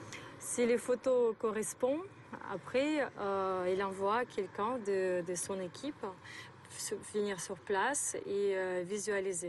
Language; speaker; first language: French; non-native, fluent; Russian